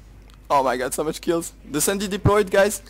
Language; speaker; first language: English; non-native, fluent; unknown